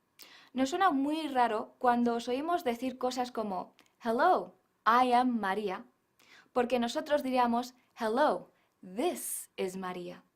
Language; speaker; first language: Spanish; non-native, fluent; English